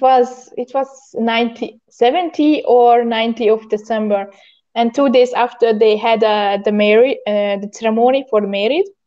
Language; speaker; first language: English; non-native, learner; Hungarian